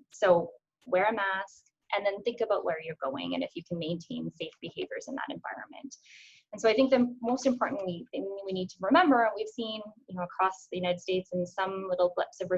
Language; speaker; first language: English; native; English